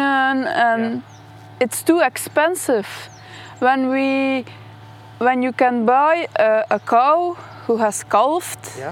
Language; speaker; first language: English; non-native, learner; Dutch